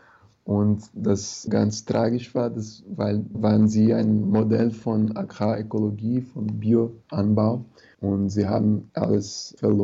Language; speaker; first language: German; non-native, fluent; Portuguese